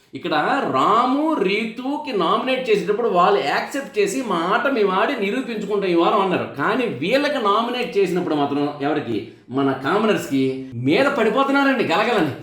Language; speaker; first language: Telugu; native; Telugu